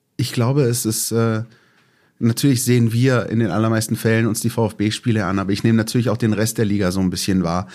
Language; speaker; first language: German; native; German